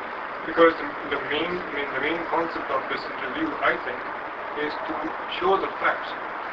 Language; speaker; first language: English; non-native, learner; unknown